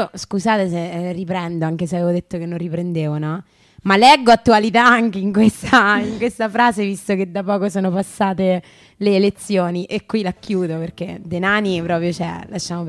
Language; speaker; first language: Italian; native; Italian